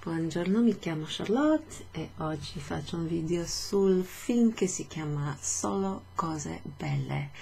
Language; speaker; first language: Italian; non-native, fluent; English